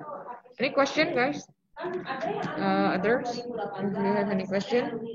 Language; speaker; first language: English; non-native, local second language; Indonesian